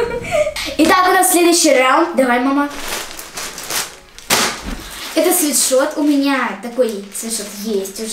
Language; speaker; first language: Russian; native; Russian